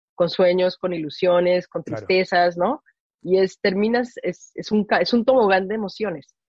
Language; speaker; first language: Spanish; native; Spanish